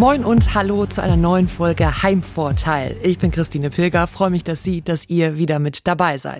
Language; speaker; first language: German; native; German